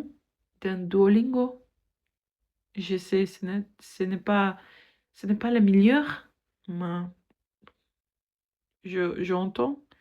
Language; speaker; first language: French; non-native, learner; Portuguese